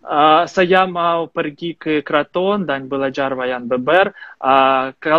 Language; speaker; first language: Indonesian; non-native, fluent; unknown